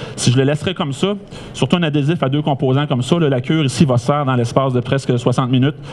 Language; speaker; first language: French; native; French